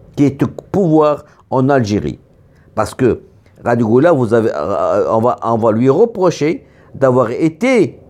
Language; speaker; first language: French; non-native, local second language; Arabic